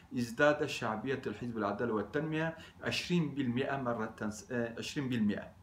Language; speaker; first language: Arabic; non-native, fluent; Turkish